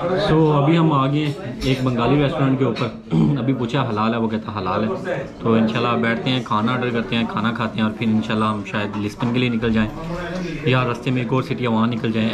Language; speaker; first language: Urdu; non-native, local second language; Punjabi